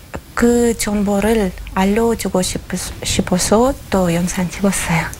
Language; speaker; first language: Korean; non-native, learner; Russian